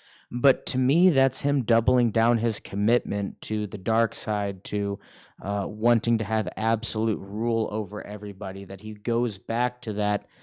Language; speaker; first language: English; native; English